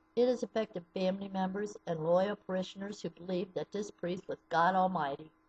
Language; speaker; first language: English; native; English